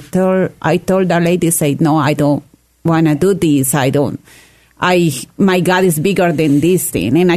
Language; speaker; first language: English; non-native, learner; Spanish